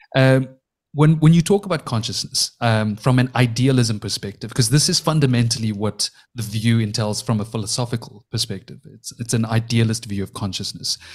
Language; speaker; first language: English; native; English